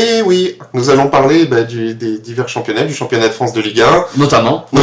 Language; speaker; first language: French; native; French